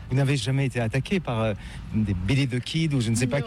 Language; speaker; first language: French; native; French